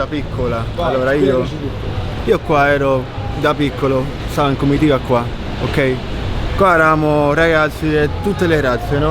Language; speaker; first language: Italian; native; Italian